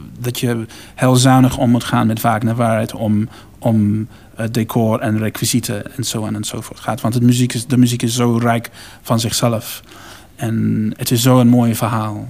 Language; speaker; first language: Dutch; non-native, fluent; English